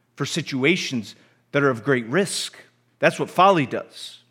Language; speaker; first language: English; native; English